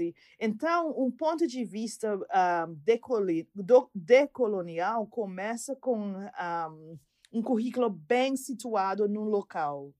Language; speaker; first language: Portuguese; non-native, fluent; English